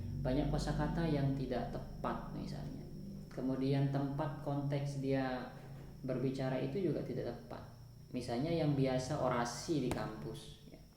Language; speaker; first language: Indonesian; non-native, local second language; Sasak